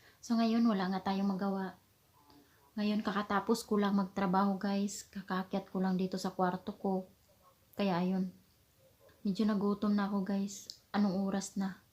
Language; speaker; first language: Filipino; non-native, local second language; Cebuano